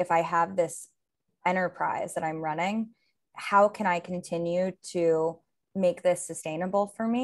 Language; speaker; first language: English; native; English